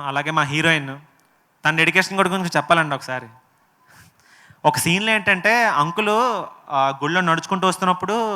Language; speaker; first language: Telugu; native; Telugu